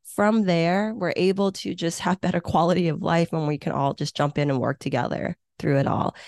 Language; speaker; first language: English; early bilingual, other home language; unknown